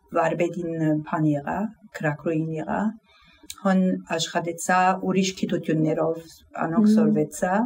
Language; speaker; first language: Armenian; early bilingual, heritage; Armenian